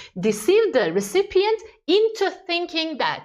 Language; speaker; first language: English; non-native, fluent; Turkish